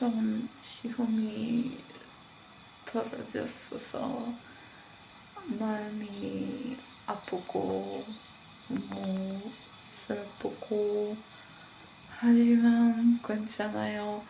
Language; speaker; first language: Korean; non-native, learner; Polish